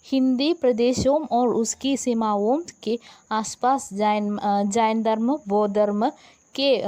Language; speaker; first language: Hindi; non-native, local second language; Malayalam